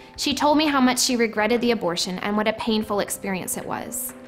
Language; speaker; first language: English; native; English